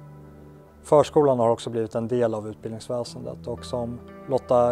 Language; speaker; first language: Swedish; native; Swedish